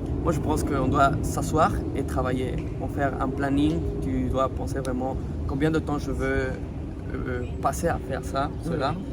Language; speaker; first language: French; non-native, fluent; Spanish